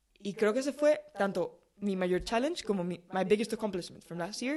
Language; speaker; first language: Spanish; native; Spanish